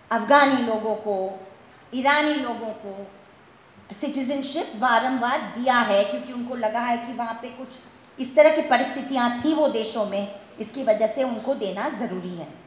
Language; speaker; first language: Hindi; non-native, local second language; Gujarati